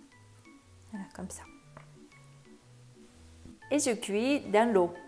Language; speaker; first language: French; non-native, fluent; Japanese